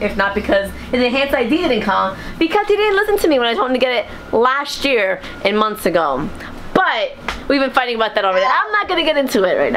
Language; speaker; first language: English; early bilingual, other home language; Spanish